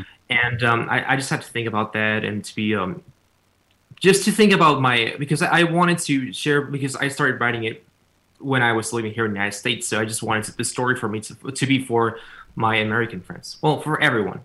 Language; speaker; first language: English; non-native, fluent; Spanish